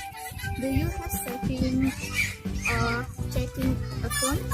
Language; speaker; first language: English; non-native, learner; Indonesian